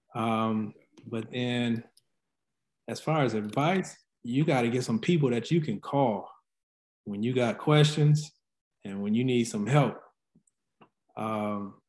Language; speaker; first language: English; native; English